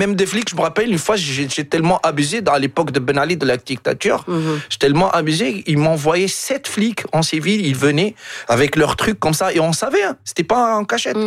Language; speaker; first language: French; non-native, local second language; Arabic